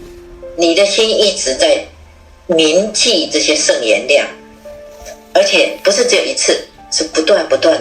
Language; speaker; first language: Chinese; native; Chinese